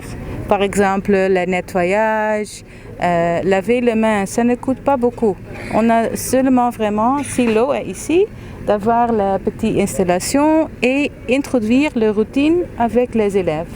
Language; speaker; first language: French; non-native, fluent; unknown